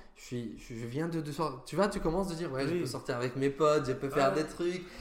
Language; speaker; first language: French; non-native, fluent; Arabic